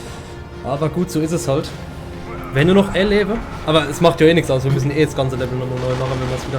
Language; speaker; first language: German; native; German